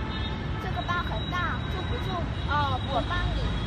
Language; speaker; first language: Chinese; non-native, learner; Vietnamese